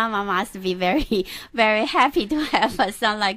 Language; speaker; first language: English; non-native, local second language; Chinese